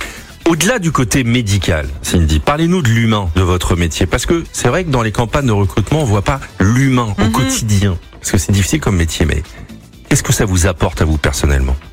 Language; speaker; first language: French; native; French